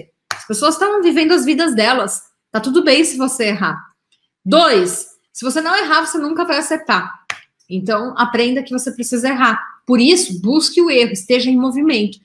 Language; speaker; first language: Portuguese; native; Portuguese